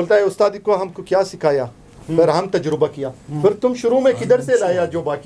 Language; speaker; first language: Hindi; non-native, learner; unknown